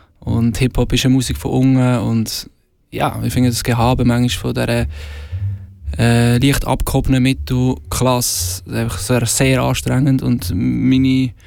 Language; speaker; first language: German; native; German